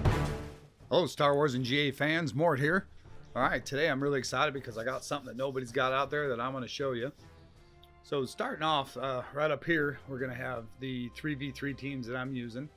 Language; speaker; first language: English; native; English